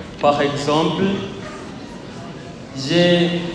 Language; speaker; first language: French; non-native, learner; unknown